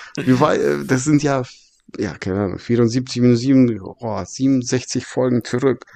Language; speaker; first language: German; early bilingual, other home language; Russian